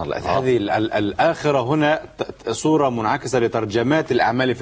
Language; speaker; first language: Arabic; native; Arabic